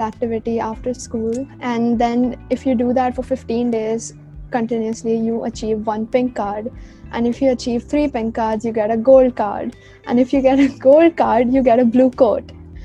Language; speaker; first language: English; non-native, local second language; Hindi